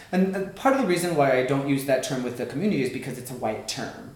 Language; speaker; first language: English; early bilingual, other home language; Spanish